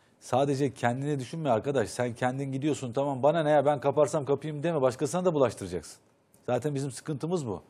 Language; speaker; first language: Turkish; native; Turkish